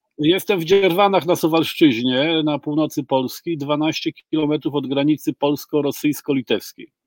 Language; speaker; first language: Polish; native; Polish